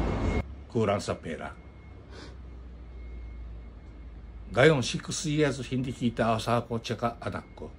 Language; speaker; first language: Filipino; non-native, learner; Japanese